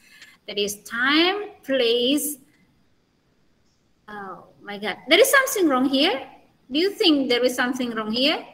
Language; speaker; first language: English; non-native, learner; Indonesian